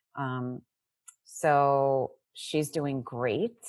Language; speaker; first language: English; native; English